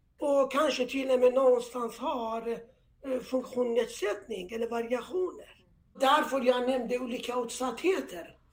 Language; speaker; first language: Swedish; non-native, fluent; Persian